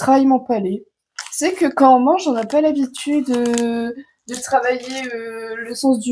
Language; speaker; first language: French; native; French